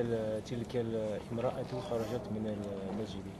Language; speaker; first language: Arabic; non-native, learner; French